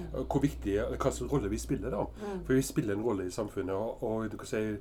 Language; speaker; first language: Norwegian; early bilingual, heritage; English